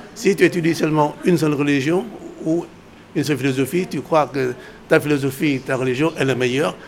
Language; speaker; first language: French; non-native, fluent; Vietnamese